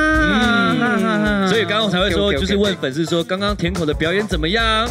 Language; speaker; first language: Chinese; native; Chinese